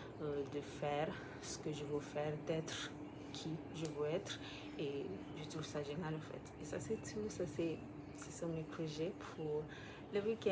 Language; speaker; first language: French; non-native, learner; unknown